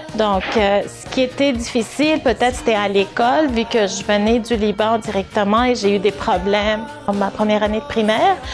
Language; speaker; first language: French; early bilingual, other home language; Arabic